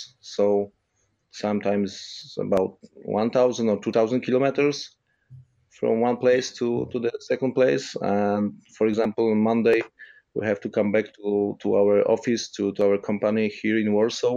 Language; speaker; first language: English; non-native, fluent; Polish